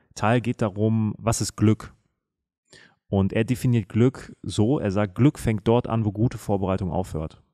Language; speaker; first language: German; native; German